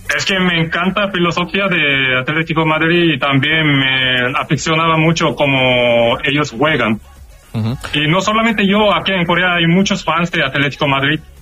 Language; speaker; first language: Spanish; non-native, learner; Korean